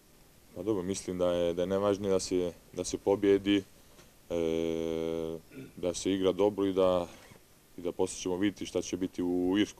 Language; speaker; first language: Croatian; early bilingual, heritage; Italian